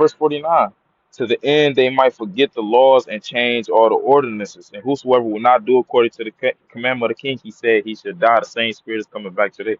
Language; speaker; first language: English; native; English